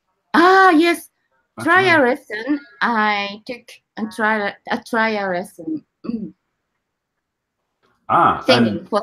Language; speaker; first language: English; non-native, learner; Japanese